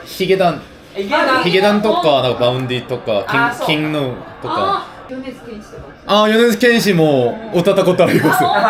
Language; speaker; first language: Japanese; non-native, learner; Korean